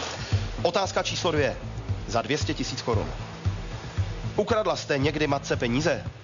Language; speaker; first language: Czech; native; Czech